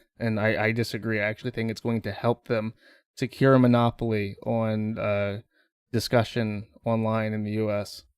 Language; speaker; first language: English; native; English